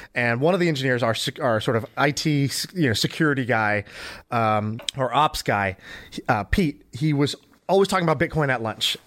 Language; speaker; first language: English; native; English